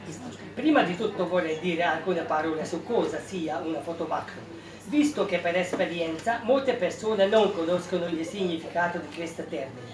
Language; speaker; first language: Italian; non-native, fluent; Hungarian